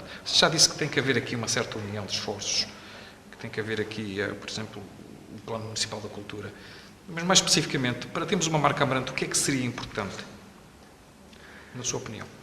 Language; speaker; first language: Portuguese; native; Portuguese